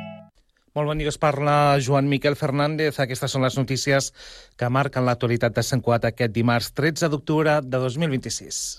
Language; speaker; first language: Catalan; native; Catalan